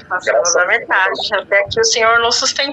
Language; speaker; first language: Portuguese; native; Portuguese